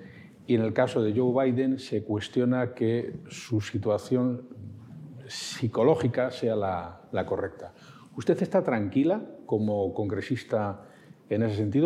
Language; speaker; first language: Spanish; native; Spanish